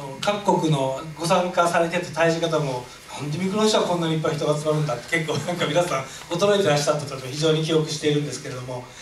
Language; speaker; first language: Japanese; native; Japanese